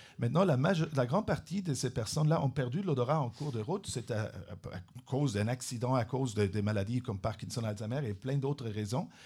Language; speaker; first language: French; non-native, fluent; German